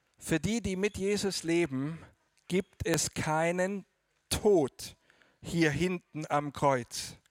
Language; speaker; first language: German; native; German